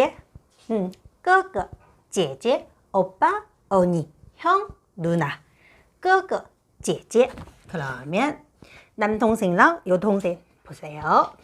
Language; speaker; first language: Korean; non-native, fluent; Chinese